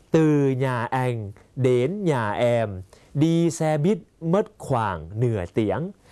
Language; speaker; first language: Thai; native; Thai